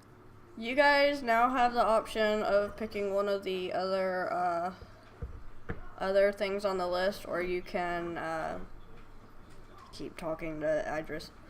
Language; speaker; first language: English; native; English